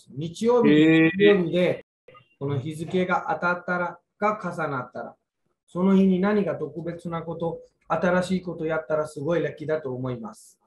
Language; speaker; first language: Japanese; non-native, fluent; Hindi